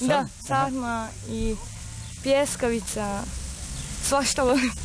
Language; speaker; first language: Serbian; non-native, learner; Japanese